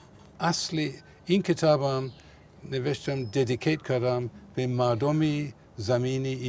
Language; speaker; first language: Persian; non-native, fluent; English